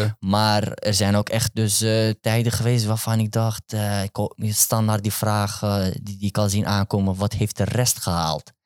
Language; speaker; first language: Dutch; early bilingual, other home language; Turkish